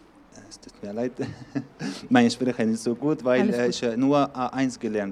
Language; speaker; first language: German; non-native, learner; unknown